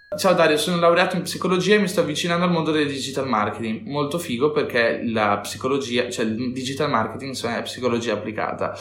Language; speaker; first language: Italian; native; Italian